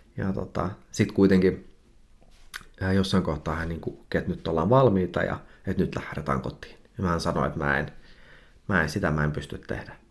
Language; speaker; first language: Finnish; early bilingual, heritage; Finnish